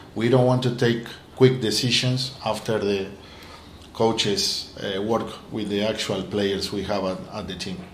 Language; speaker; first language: English; non-native, fluent; Spanish